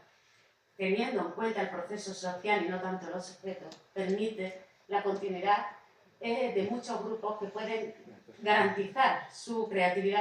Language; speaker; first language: Spanish; native; Spanish